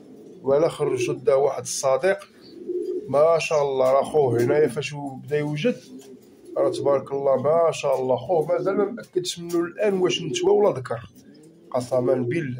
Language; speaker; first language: Arabic; native; Arabic